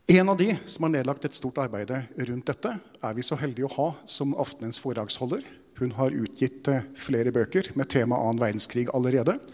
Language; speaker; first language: Norwegian; native; Norwegian